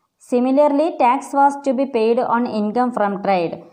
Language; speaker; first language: English; non-native, local second language; Malayalam